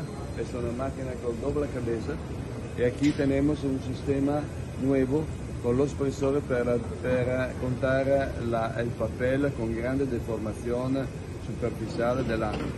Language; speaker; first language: Spanish; non-native, learner; Italian